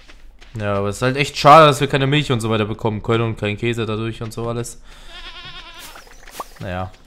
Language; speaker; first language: German; native; German